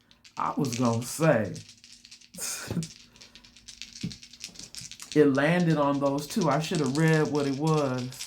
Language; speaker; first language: English; native; English